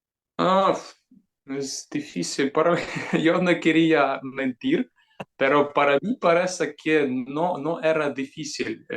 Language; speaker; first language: Spanish; non-native, fluent; Ukrainian